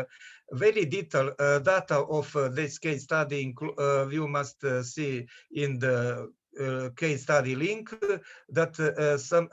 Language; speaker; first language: English; non-native, learner; Serbian